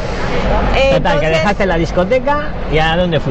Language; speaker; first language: Spanish; native; Spanish